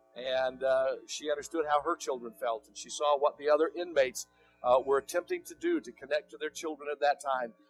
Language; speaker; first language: English; native; English